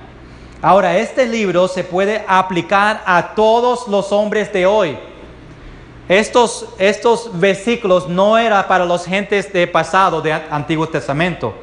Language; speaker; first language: Spanish; early bilingual, heritage; Spanish